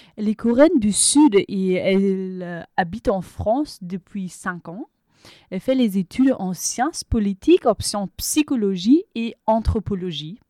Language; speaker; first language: French; non-native, fluent; German